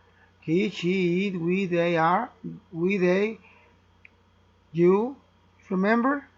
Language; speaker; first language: English; non-native, learner; Spanish